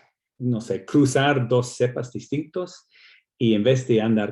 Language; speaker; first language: Spanish; non-native, fluent; English